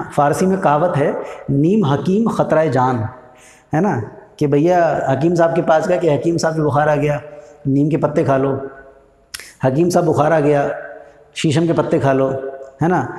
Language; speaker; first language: Hindi; native; Hindi